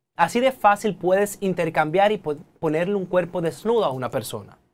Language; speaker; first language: Spanish; native; Spanish